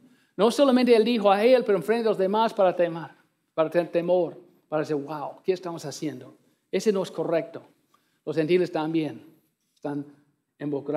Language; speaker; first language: Spanish; non-native, learner; English